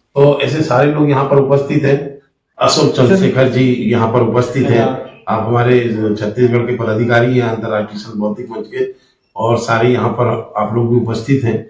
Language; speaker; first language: Hindi; native; Hindi